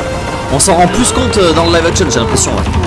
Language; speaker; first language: French; native; French